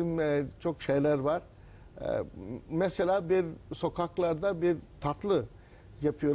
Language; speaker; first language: Turkish; non-native, learner; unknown